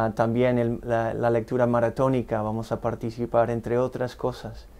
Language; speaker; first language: Spanish; non-native, fluent; English